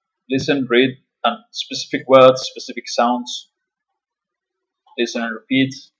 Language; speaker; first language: English; non-native, fluent; Spanish